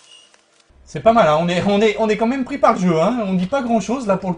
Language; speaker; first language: French; native; French